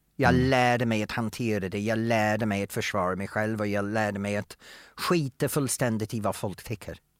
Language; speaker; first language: Swedish; non-native, fluent; English